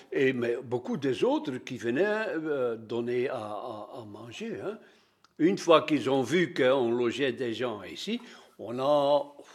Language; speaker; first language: French; non-native, local second language; Dutch